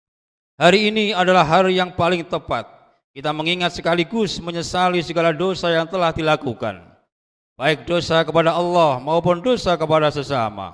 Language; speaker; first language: Indonesian; native; Indonesian